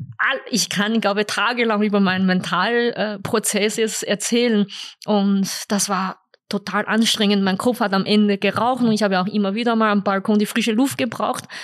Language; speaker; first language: German; non-native, fluent; Chinese